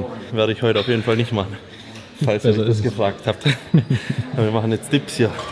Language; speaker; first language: German; native; German